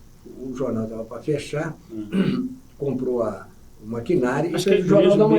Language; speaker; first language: Portuguese; native; Portuguese